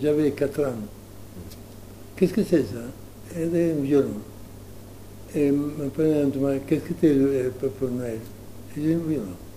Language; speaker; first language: French; non-native, learner; Italian